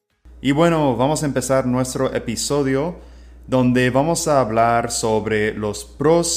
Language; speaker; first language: Spanish; non-native, fluent; English